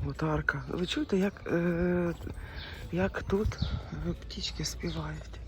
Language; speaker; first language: Ukrainian; non-native, local second language; Russian